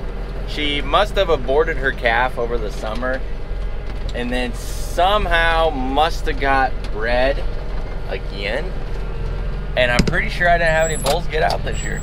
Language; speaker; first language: English; native; English